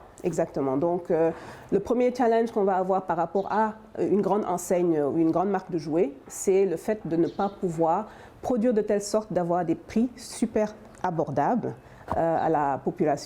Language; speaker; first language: French; non-native, local second language; Wolof